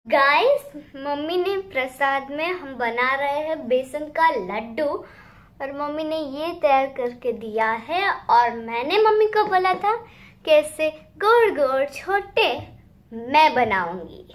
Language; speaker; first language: Hindi; non-native, local second language; Gujarati